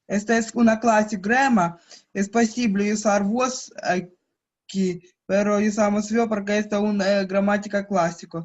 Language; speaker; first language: Spanish; non-native, learner; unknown